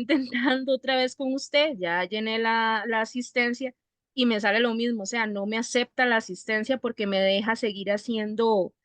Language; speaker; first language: Spanish; native; Spanish